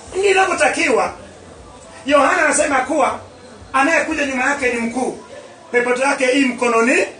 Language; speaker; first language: Swahili; non-native, local second language; Luo (Kenya and Tanzania)